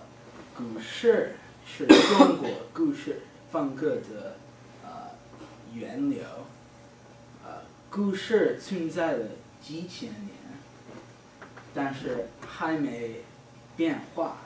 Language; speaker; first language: Chinese; non-native, learner; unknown